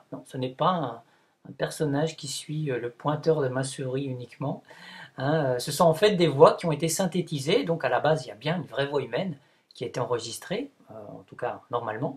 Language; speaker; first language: French; native; French